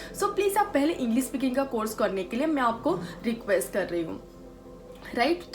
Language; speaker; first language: Hindi; non-native, local second language; Gujarati